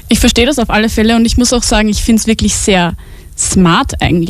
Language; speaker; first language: German; native; German